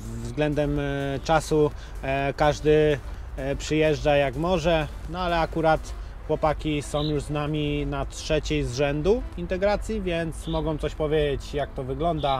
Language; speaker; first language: Polish; native; Polish